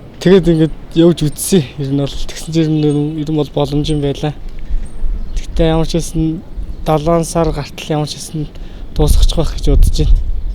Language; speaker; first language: Mongolian; non-native, local second language; Kazakh